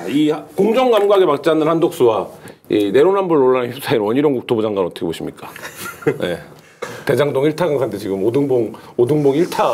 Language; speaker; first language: Korean; native; Korean